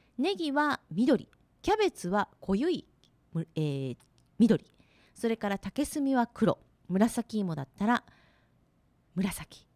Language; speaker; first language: Japanese; native; Japanese